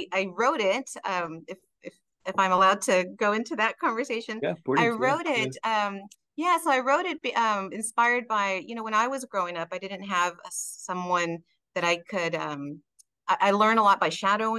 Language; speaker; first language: English; early bilingual, other home language; Spanish